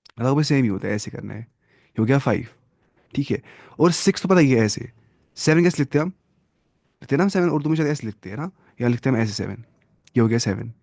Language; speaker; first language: Urdu; non-native, local second language; Kashmiri